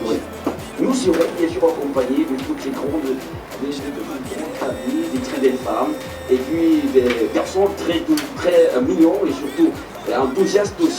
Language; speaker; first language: French; native; French